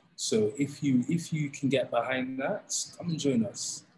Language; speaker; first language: English; native; English